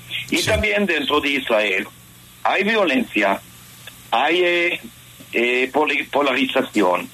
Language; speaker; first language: Spanish; non-native, fluent; Hebrew